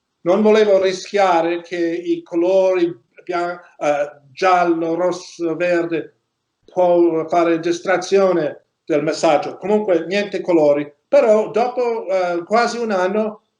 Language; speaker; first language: Italian; non-native, learner; English